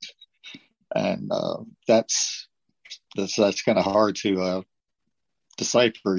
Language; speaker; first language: English; native; English